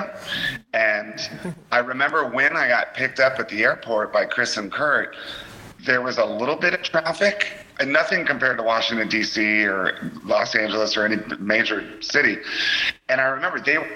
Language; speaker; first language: English; native; English